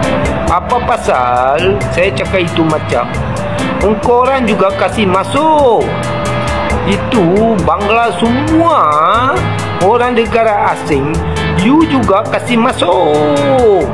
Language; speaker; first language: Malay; non-native, local second language; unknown